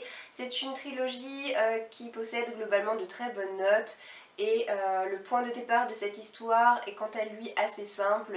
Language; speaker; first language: French; native; French